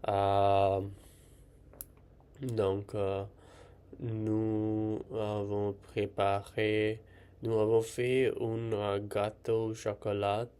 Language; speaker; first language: French; non-native, learner; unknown